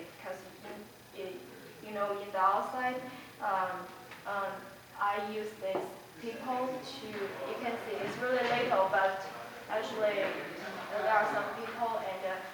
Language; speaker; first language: English; non-native, fluent; Chinese